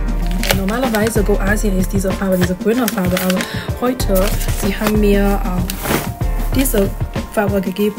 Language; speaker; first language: German; non-native, learner; Chinese